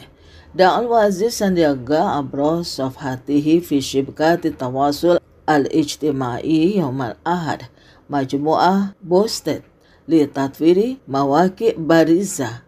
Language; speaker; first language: Arabic; non-native, fluent; Indonesian